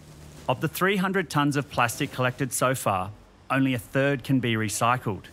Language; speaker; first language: English; native; English